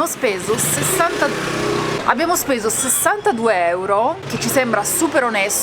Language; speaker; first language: Italian; native; Italian